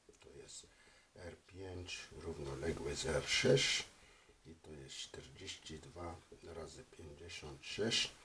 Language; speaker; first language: Polish; non-native, fluent; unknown